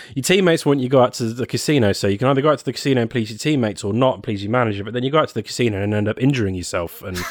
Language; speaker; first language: English; native; English